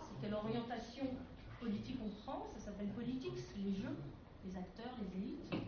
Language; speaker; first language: French; native; French